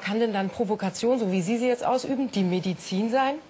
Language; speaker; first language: German; native; German